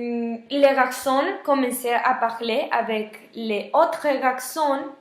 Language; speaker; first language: French; non-native, learner; Spanish